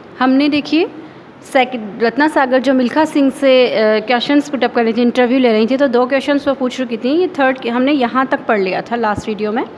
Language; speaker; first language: Hindi; native; Hindi